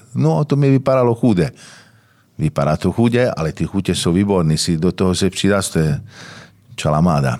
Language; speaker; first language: Czech; non-native, fluent; Italian